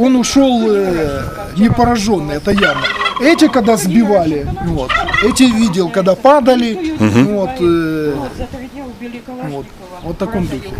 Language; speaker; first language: Russian; native; Russian